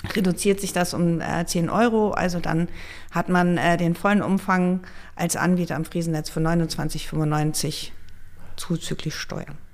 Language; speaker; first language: German; native; German